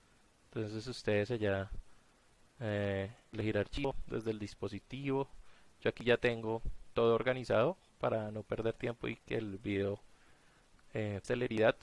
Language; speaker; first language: Spanish; native; Spanish